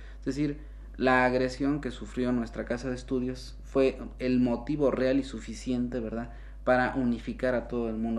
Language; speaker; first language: Spanish; native; Spanish